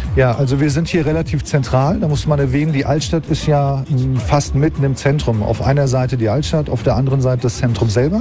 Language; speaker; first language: German; non-native, fluent; Turkish